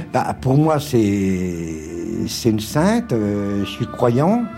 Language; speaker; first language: French; native; French